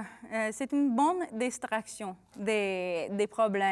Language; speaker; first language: French; non-native, learner; English